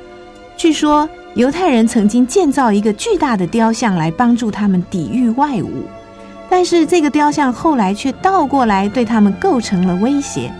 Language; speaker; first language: Chinese; native; Chinese